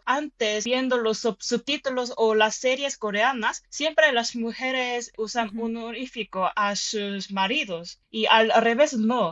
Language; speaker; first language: Spanish; non-native, fluent; Korean